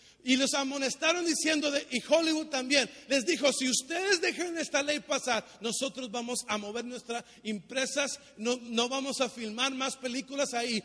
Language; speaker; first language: Spanish; native; Spanish